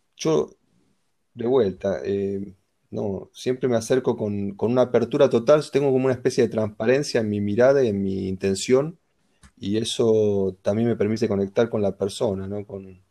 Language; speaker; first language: Spanish; native; Spanish